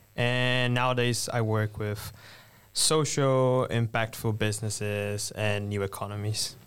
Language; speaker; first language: English; non-native, fluent; Portuguese